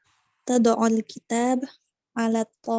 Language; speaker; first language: Arabic; non-native, learner; Indonesian